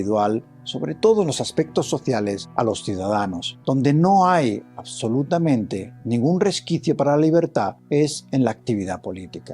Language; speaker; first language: Spanish; native; Spanish